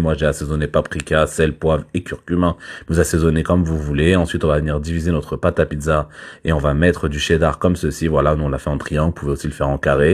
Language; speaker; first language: French; native; French